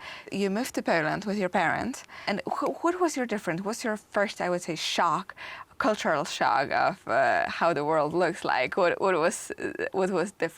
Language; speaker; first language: English; non-native, fluent; Polish